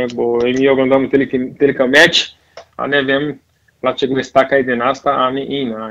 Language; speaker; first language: Polish; non-native, fluent; Portuguese